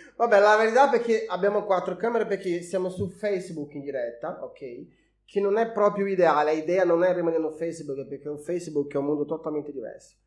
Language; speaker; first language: Italian; non-native, fluent; Portuguese